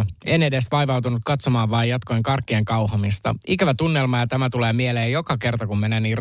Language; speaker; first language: Finnish; native; Finnish